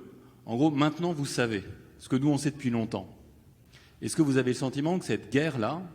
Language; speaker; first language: French; native; French